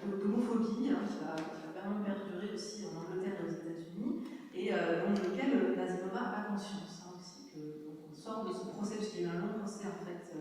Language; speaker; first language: French; native; French